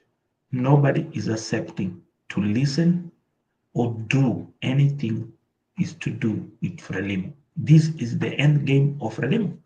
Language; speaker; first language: English; non-native, local second language; Portuguese